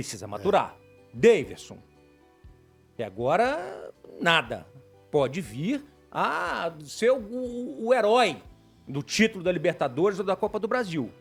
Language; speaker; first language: Portuguese; native; Portuguese